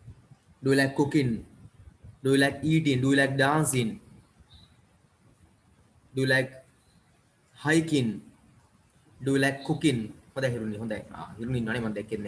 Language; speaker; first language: English; non-native, local second language; Sinhala